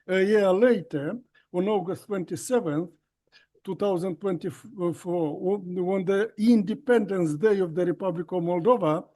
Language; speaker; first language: English; non-native, fluent; Romanian